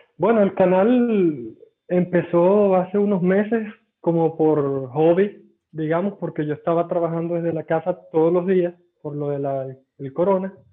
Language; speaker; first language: Spanish; native; Spanish